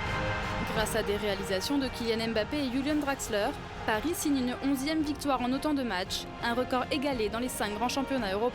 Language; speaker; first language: French; native; French